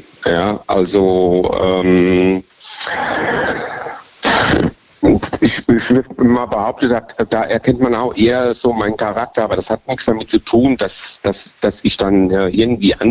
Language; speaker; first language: German; native; German